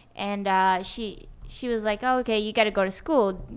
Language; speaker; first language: English; non-native, fluent; Swedish